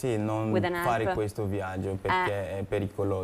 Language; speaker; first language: Italian; non-native, learner; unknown